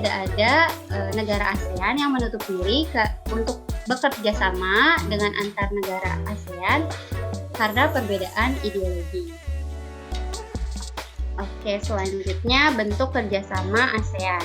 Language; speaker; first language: Indonesian; native; Indonesian